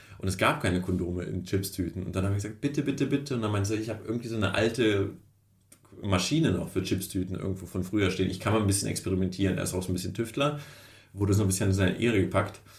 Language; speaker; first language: German; early bilingual, other home language; Russian